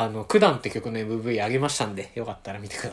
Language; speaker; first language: Japanese; native; Japanese